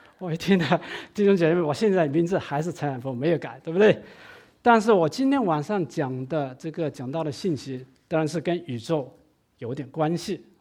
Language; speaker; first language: Chinese; non-native, local second language; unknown